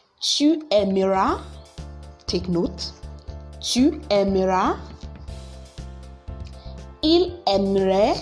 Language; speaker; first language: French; non-native, learner; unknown